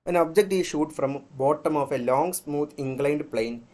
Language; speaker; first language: English; non-native, local second language; Malayalam